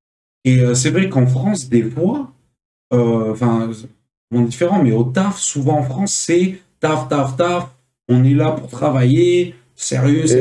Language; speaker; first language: French; native; French